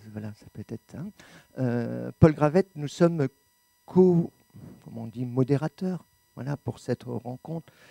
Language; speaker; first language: French; native; French